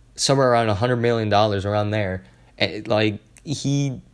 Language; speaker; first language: English; native; English